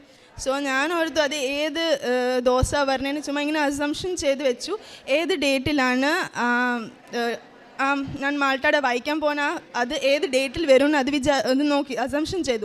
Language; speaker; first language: Malayalam; early bilingual, heritage; Malayalam